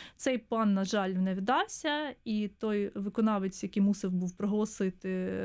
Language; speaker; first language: Ukrainian; native; Ukrainian